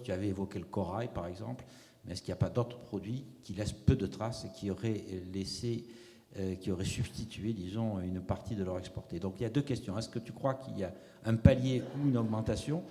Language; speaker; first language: French; native; French